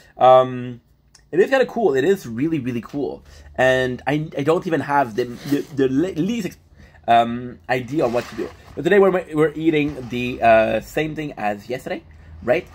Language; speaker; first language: English; non-native, fluent; French